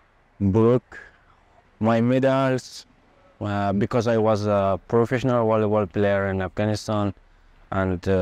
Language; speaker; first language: English; non-native, learner; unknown